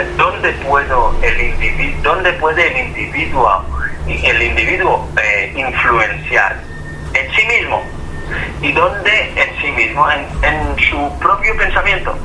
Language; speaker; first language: Spanish; non-native, fluent; Hebrew